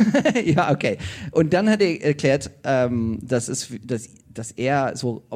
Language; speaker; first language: German; non-native, fluent; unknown